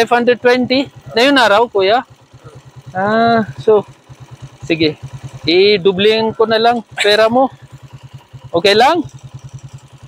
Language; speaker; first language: Filipino; non-native, learner; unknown